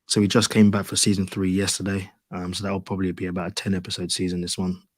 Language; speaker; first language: English; native; English